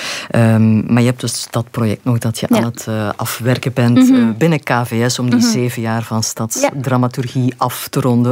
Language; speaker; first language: Dutch; native; Dutch